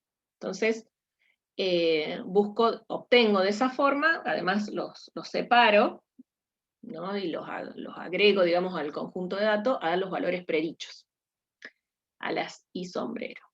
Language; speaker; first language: Spanish; native; Spanish